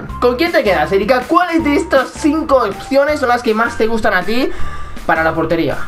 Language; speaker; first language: Spanish; native; Spanish